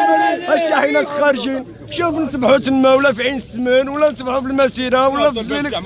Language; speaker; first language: Arabic; native; Arabic